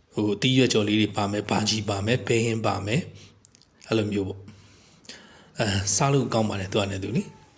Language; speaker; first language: Burmese; native; Burmese